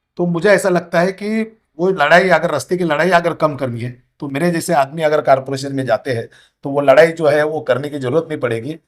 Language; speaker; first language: Hindi; non-native, local second language; Marathi